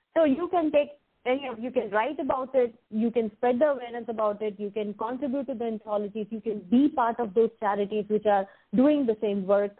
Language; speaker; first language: English; non-native, local second language; Hindi